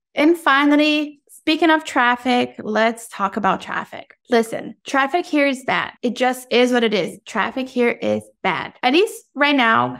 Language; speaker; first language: English; non-native, fluent; Portuguese